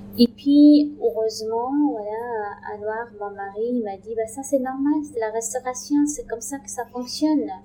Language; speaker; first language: French; non-native, learner; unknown